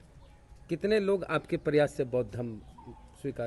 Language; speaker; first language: Hindi; native; Hindi